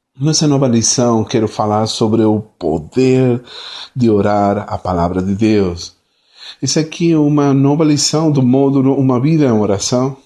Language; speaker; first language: Portuguese; non-native, fluent; Spanish